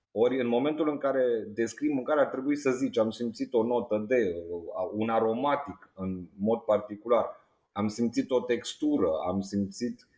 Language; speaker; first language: Romanian; native; Romanian